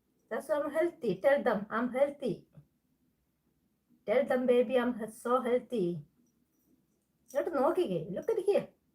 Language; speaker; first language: English; non-native, local second language; Malayalam